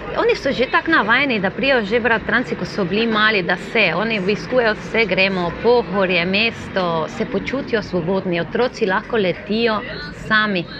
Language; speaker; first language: Slovenian; non-native, fluent; Spanish